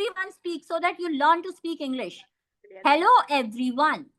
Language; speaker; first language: English; non-native, fluent; Hindi